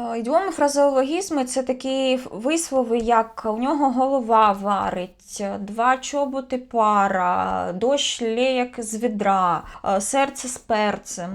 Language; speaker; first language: Ukrainian; native; Ukrainian